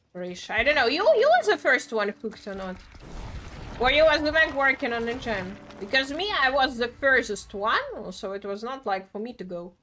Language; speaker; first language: English; non-native, fluent; Russian